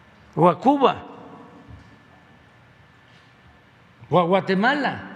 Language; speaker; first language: Spanish; native; Spanish